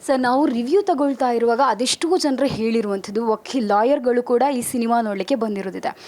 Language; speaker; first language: Kannada; native; Kannada